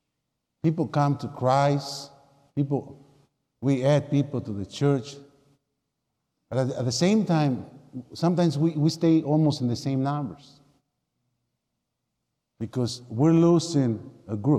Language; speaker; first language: English; non-native, fluent; Spanish